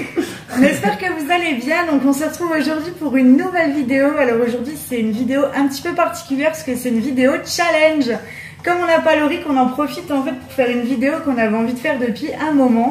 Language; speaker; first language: French; native; French